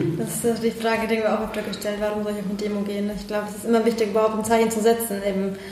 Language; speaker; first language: German; early bilingual, other home language; Persian